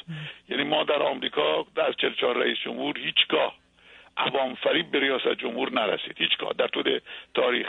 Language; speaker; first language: Persian; native; Persian